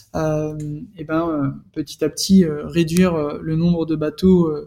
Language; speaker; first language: French; native; French